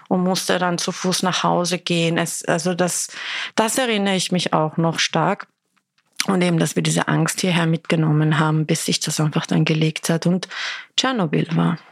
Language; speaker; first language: German; early bilingual, other home language; Persian